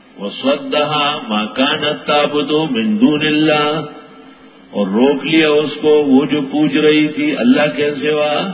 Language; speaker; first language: Urdu; non-native, local second language; Pashto